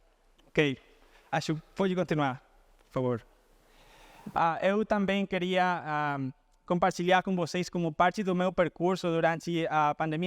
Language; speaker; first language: Portuguese; non-native, fluent; Spanish